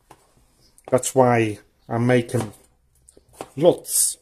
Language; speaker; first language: English; native; English